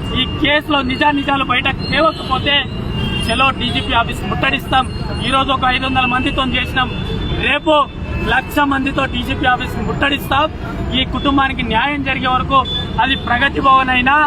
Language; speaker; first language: Telugu; native; Telugu